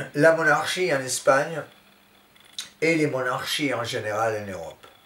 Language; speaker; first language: French; non-native, fluent; Spanish